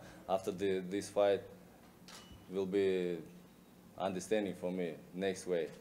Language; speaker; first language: English; non-native, learner; Russian